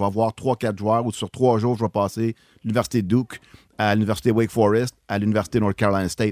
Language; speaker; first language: French; native; French